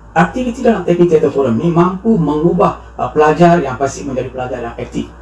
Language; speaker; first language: Malay; non-native, local second language; Tamil